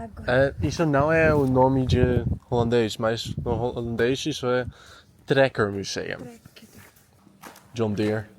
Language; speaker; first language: Portuguese; non-native, learner; Dutch